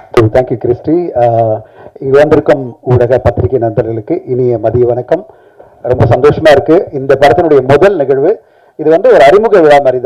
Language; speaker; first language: Tamil; native; Tamil